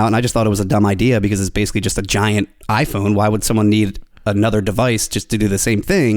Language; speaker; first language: English; native; English